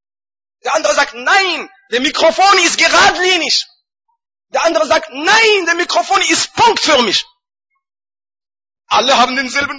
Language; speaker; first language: German; non-native, fluent; Arabic